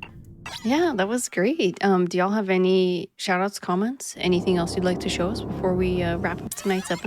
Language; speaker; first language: English; native; English